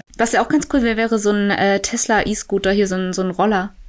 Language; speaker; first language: German; native; German